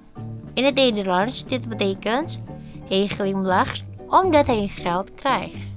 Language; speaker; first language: Dutch; non-native, fluent; Indonesian